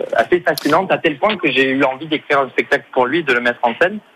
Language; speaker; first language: French; native; French